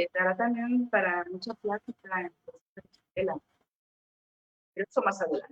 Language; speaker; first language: Spanish; native; Spanish